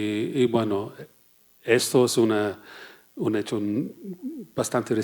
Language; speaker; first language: Spanish; non-native, fluent; English